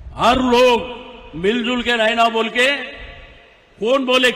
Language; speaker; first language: Hindi; non-native, local second language; Telugu